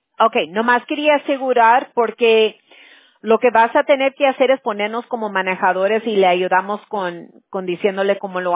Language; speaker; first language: Spanish; early bilingual, heritage; Spanish